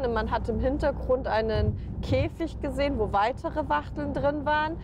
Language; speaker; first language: German; native; German